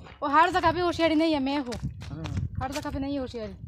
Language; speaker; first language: Hindi; non-native, learner; Bangla